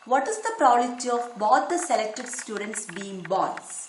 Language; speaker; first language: English; non-native, local second language; Malayalam